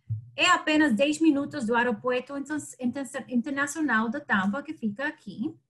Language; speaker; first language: Portuguese; non-native, learner; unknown